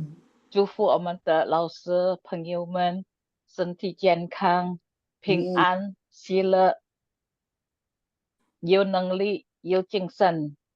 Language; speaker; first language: Chinese; non-native, learner; Indonesian